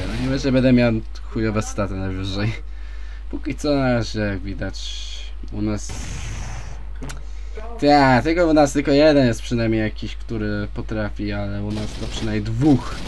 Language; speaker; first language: Polish; native; Polish